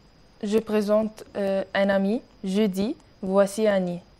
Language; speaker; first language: French; non-native, learner; Arabic